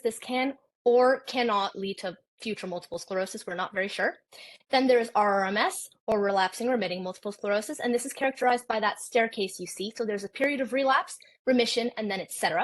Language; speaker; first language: English; native; English